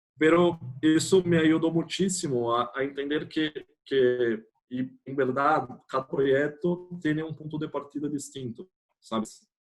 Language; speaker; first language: Spanish; non-native, fluent; Portuguese